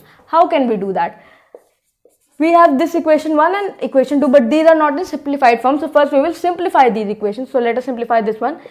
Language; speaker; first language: English; non-native, local second language; Hindi